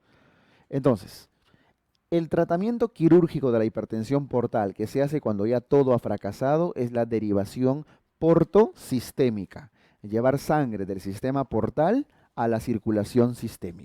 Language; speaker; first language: Spanish; native; Spanish